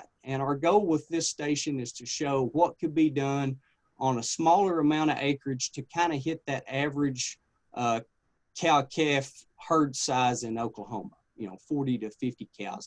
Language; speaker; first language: English; native; English